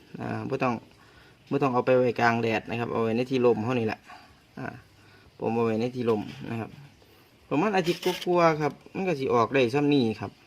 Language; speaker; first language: Thai; non-native, local second language; Northeastern Thai